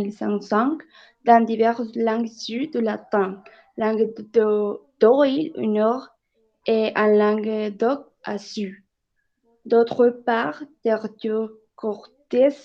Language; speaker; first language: French; non-native, learner; Spanish